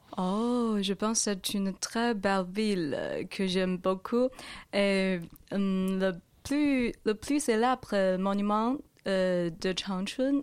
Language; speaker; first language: French; non-native, learner; Chinese